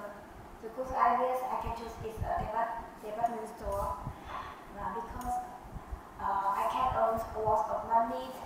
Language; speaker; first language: English; non-native, learner; Vietnamese